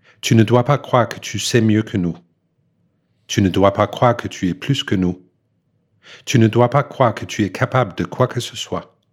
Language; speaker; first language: French; non-native, fluent; Danish